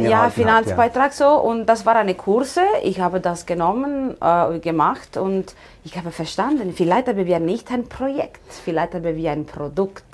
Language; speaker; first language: German; non-native, fluent; Italian